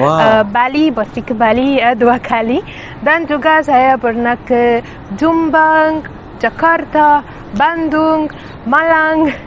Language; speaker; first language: Indonesian; non-native, learner; Arabic